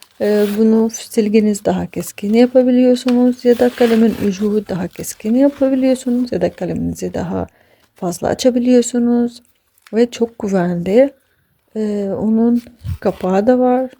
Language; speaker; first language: Turkish; non-native, fluent; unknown